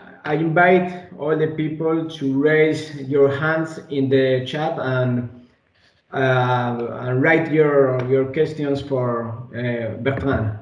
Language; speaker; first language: English; non-native, fluent; Spanish